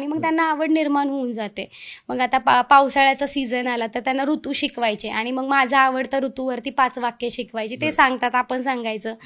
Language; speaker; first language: Marathi; non-native, local second language; Hindi